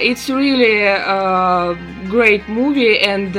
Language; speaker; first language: English; non-native, learner; Russian